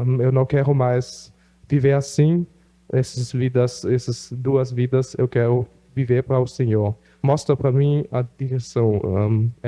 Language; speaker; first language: Portuguese; non-native, local second language; German